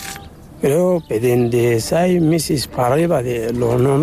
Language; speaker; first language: Spanish; non-native, learner; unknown